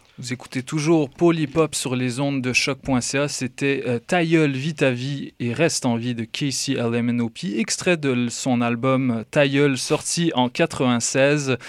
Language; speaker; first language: French; native; French